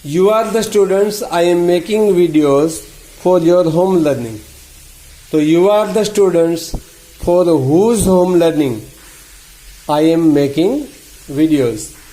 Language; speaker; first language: English; non-native, local second language; Gujarati